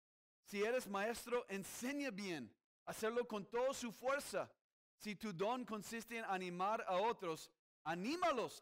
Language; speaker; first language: Spanish; non-native, fluent; English